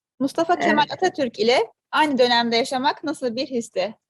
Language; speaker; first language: Turkish; native; Turkish